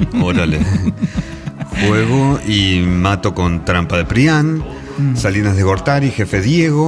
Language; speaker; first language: Spanish; native; Spanish